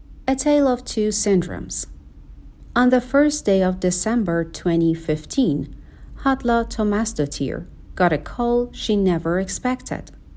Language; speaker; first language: English; non-native, fluent; Persian